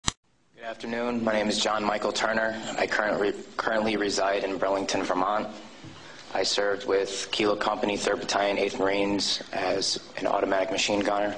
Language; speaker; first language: English; native; English